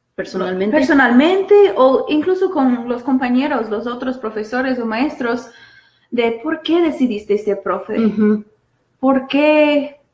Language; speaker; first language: Spanish; non-native, fluent; English